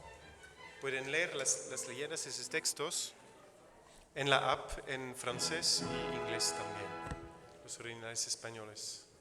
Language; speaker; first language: Spanish; non-native, fluent; Italian